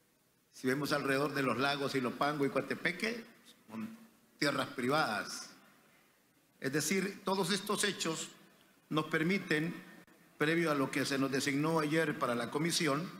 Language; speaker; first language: Spanish; native; Spanish